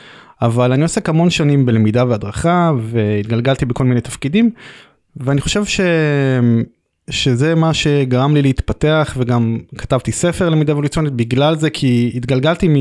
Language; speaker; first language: Hebrew; native; Hebrew